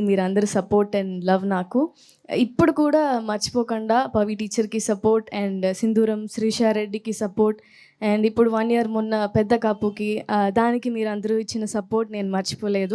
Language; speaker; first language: Telugu; non-native, fluent; Tamil